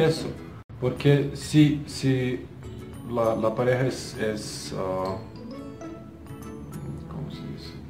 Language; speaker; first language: Spanish; non-native, fluent; Bosnian